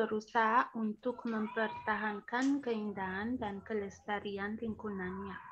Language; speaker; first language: Indonesian; non-native, learner; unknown